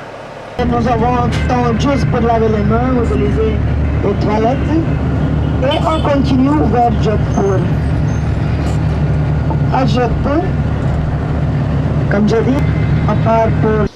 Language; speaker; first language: French; non-native, fluent; Hindi